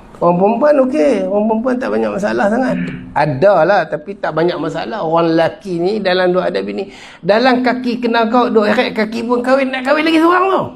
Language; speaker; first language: Malay; native; Malay